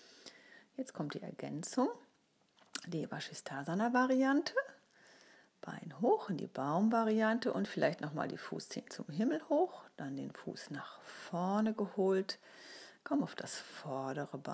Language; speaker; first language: German; native; German